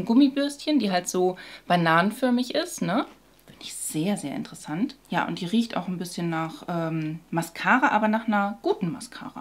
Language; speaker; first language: German; native; German